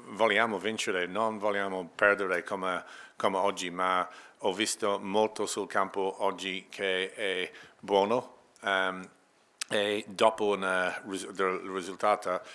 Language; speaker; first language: Italian; non-native, learner; English